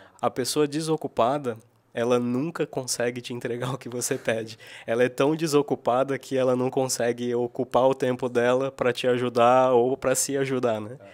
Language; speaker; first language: Portuguese; native; Portuguese